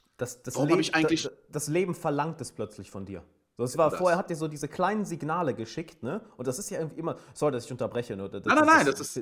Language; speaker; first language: German; non-native, fluent; French